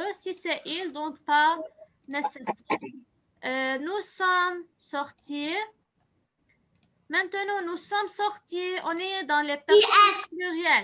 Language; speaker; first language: French; non-native, local second language; Arabic